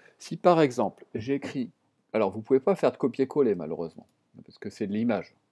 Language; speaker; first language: French; native; French